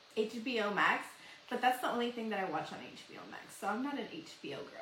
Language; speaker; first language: English; early bilingual, other home language; Spanish